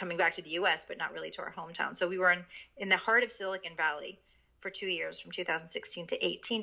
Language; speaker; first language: English; early bilingual, other home language; Japanese